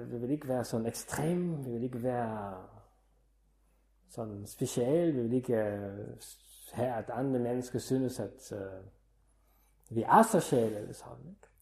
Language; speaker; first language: Danish; non-native, fluent; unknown